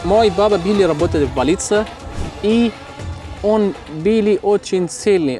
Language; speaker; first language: Russian; non-native, learner; Arabic